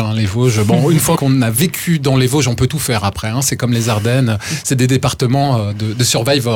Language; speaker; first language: French; native; French